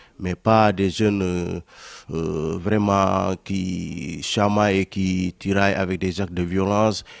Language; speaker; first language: French; non-native, local second language; Wolof